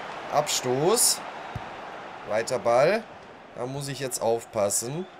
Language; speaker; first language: German; native; German